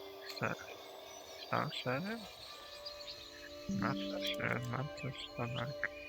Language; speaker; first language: Spanish; non-native, learner; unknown